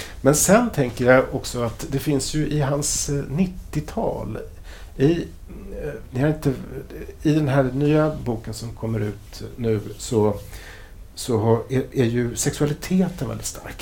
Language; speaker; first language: Swedish; native; Swedish